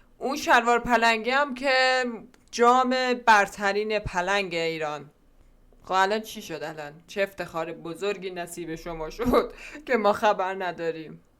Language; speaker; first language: Persian; non-native, local second language; Azerbaijani